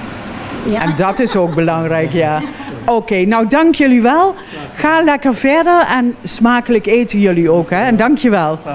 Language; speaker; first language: Dutch; native; Dutch